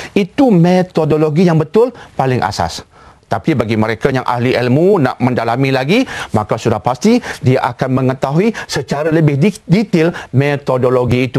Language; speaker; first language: Malay; native; Malay